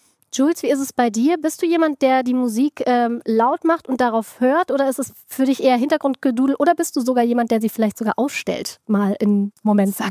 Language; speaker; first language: German; native; German